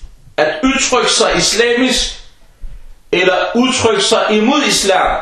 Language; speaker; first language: Danish; early bilingual, other home language; Arabic